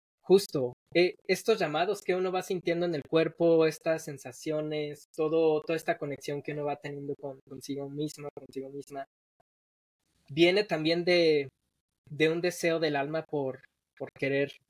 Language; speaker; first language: Spanish; native; Spanish